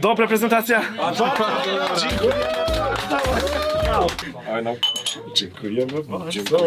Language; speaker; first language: Polish; non-native, learner; Albanian